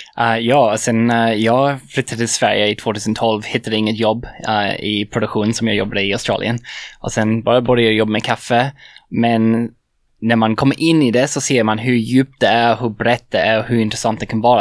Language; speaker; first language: Swedish; non-native, fluent; English